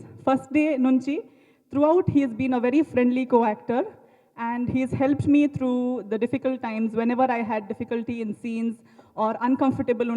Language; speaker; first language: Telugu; non-native, local second language; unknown